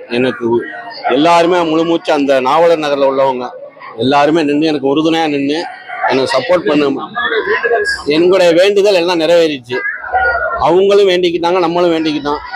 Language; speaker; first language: Tamil; native; Tamil